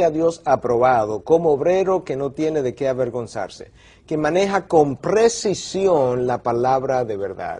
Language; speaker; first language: Spanish; native; Spanish